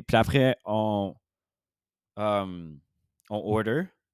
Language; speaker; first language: French; non-native, learner; English